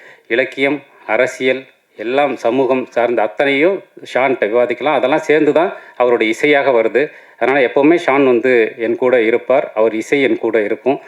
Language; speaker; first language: Tamil; native; Tamil